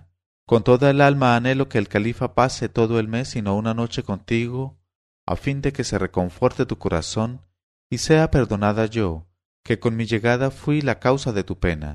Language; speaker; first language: Spanish; native; Spanish